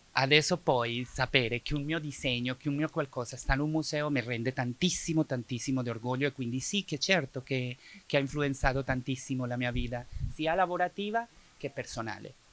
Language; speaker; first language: Italian; non-native, fluent; Spanish